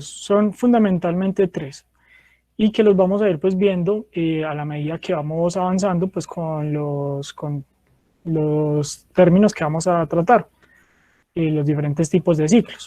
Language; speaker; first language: Spanish; native; Spanish